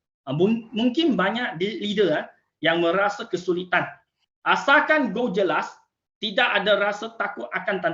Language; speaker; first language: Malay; non-native, local second language; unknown